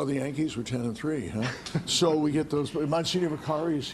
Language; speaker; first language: English; native; English